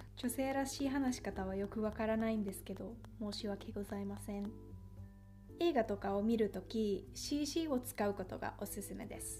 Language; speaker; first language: Japanese; non-native, fluent; Finnish